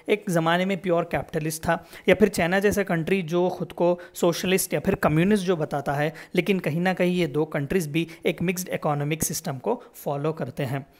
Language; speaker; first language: Hindi; non-native, local second language; Telugu